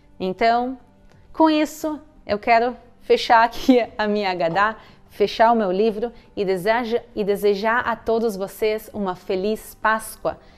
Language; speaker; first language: Portuguese; native; Portuguese